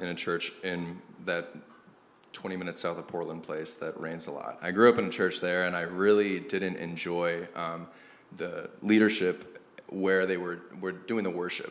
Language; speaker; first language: English; native; English